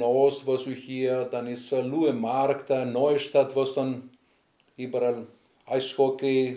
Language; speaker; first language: German; non-native, learner; Greek